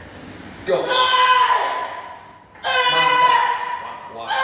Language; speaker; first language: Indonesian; non-native, fluent; English